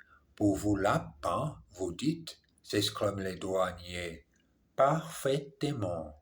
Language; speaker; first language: French; non-native, learner; English